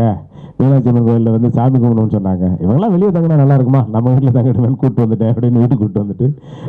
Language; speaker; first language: Tamil; native; Tamil